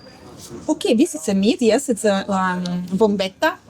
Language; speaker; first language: English; non-native, learner; Russian